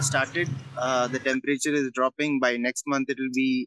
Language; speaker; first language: English; non-native, local second language; Malayalam